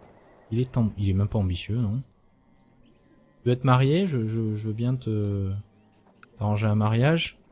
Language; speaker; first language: French; native; French